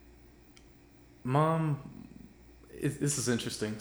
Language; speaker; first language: English; native; English